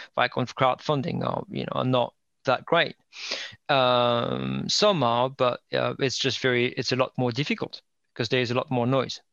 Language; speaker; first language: English; non-native, fluent; French